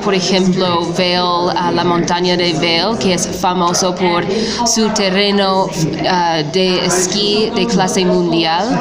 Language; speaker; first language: Spanish; non-native, fluent; English